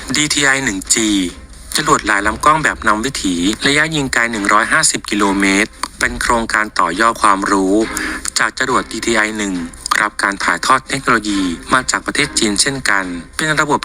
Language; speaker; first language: Thai; native; Thai